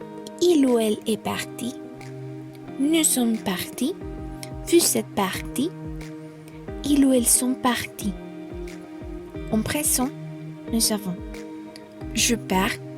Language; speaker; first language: French; non-native, fluent; Spanish